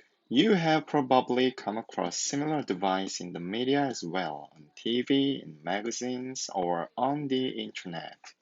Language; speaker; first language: English; non-native, fluent; Korean